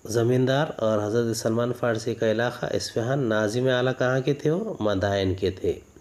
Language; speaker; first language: Urdu; native; Urdu